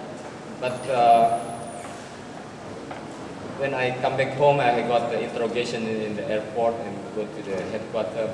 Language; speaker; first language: English; non-native, learner; Indonesian